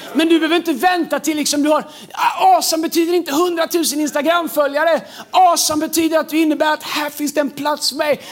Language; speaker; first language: Swedish; native; Swedish